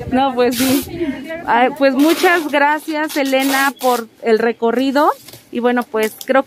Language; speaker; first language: Spanish; native; Spanish